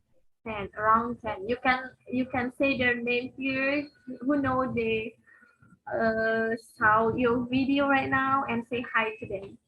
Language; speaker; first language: English; non-native, fluent; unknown